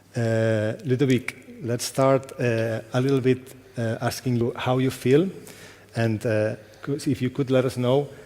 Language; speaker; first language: English; non-native, fluent; Catalan